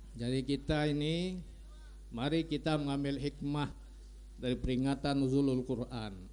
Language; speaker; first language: Indonesian; non-native, local second language; Sasak